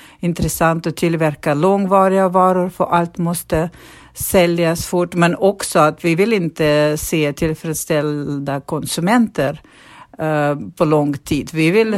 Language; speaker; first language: Swedish; non-native, fluent; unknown